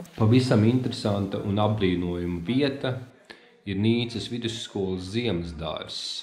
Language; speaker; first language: Latvian; native; Latvian